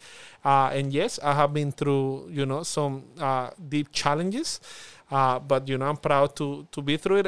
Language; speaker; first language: English; non-native, fluent; Spanish